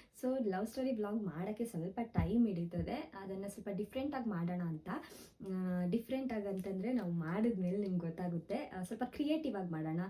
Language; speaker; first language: Kannada; native; Kannada